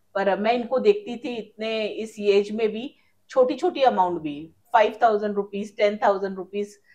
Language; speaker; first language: Hindi; native; Hindi